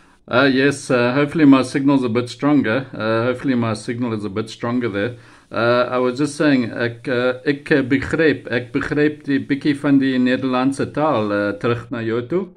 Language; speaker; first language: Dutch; non-native, learner; Afrikaans